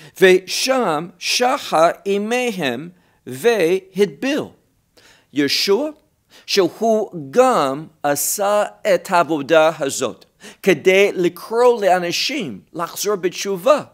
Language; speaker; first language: Hebrew; non-native, fluent; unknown